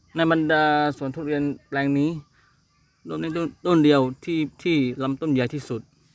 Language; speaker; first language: Thai; non-native, local second language; Malay